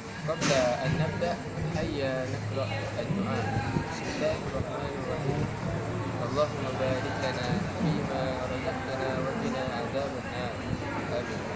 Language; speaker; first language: Arabic; non-native, learner; Malay